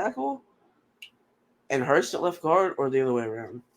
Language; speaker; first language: English; native; English